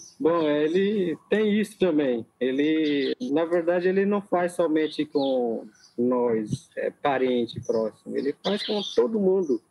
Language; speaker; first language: Portuguese; non-native, local second language; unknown